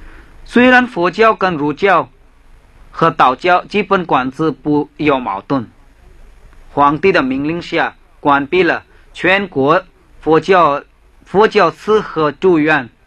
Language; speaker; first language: Chinese; non-native, fluent; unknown